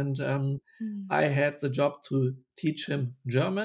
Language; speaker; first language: English; non-native, fluent; German